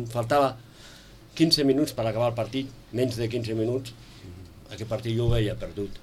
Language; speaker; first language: Catalan; native; Catalan